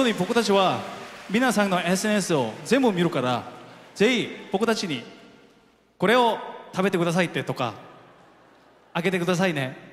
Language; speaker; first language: Japanese; non-native, fluent; Korean